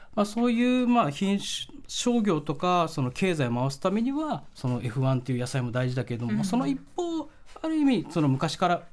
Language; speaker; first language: Japanese; native; Japanese